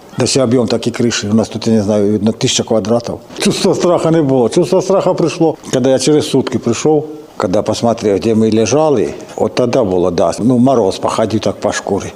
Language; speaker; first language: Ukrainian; native; Ukrainian